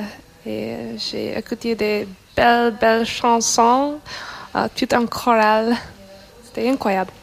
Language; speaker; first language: French; non-native, learner; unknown